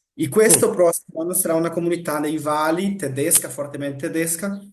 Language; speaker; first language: Italian; non-native, fluent; Portuguese